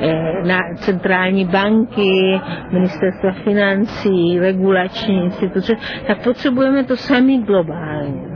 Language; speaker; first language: Czech; non-native, fluent; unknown